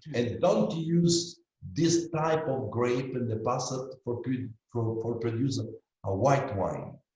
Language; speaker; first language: English; non-native, learner; Italian